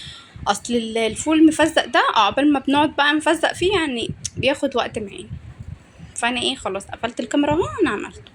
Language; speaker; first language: Arabic; native; Arabic